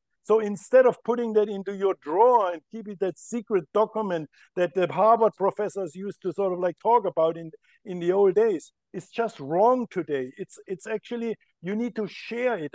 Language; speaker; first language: English; non-native, fluent; German